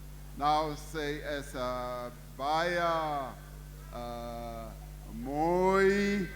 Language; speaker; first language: Afrikaans; non-native, local second language; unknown